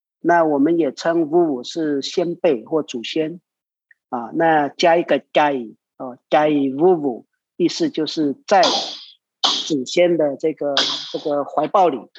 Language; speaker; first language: Chinese; non-native, local second language; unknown